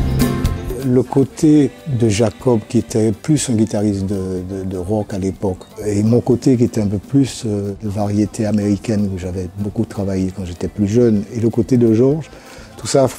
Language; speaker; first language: French; native; French